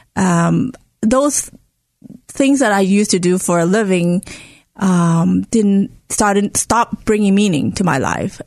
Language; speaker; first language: English; non-native, local second language; Cantonese